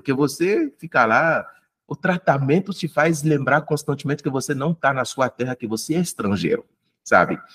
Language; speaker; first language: Portuguese; non-native, fluent; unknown